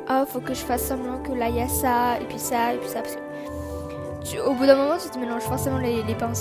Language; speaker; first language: French; native; French